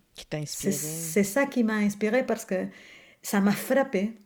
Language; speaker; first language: French; non-native, fluent; Spanish